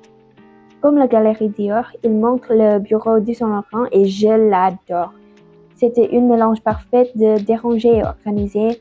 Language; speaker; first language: French; non-native, learner; Indonesian